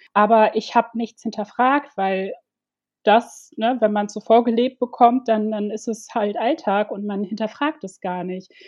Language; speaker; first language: German; early bilingual, other home language; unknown